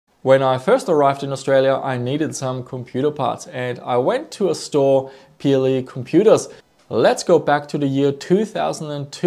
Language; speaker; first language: English; non-native, fluent; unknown